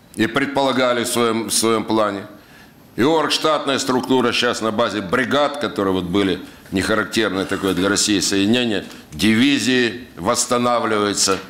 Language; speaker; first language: Russian; native; Russian